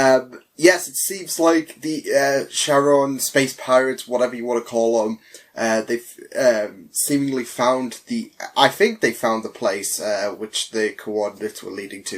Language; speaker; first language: English; native; English